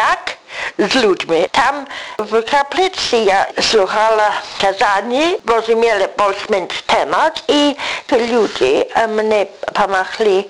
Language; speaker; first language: Ukrainian; early bilingual, heritage; English